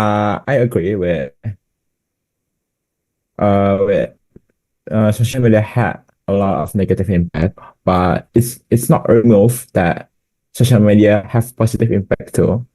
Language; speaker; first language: English; non-native, learner; Indonesian